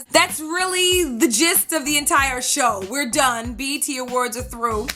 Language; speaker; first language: English; native; English